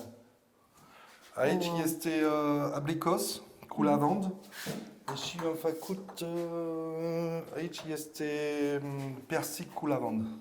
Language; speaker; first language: Romanian; non-native, learner; French